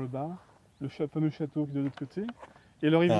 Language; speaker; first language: French; native; French